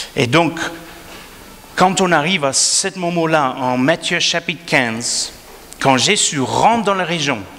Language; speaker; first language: French; non-native, fluent; English